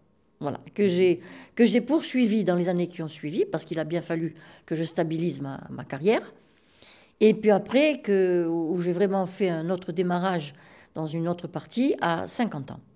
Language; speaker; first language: French; native; French